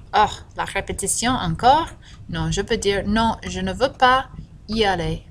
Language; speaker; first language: French; non-native, fluent; English